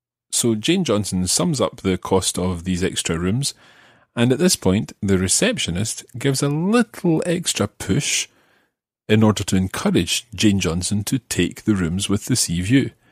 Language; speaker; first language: English; native; English